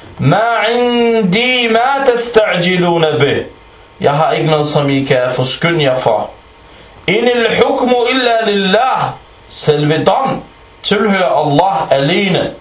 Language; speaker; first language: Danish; non-native, fluent; Arabic